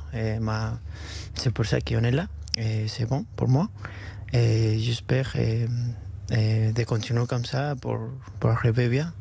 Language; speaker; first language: French; non-native, learner; Spanish